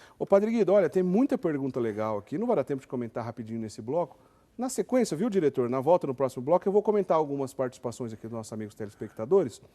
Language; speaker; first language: Portuguese; native; Portuguese